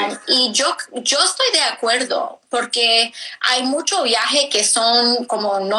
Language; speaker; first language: Spanish; early bilingual, heritage; English